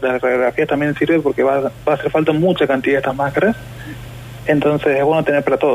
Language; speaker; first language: Spanish; native; Spanish